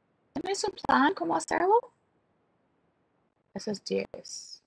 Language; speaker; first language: Spanish; non-native, learner; English